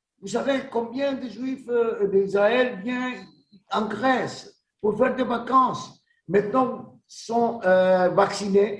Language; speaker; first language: French; non-native, learner; Greek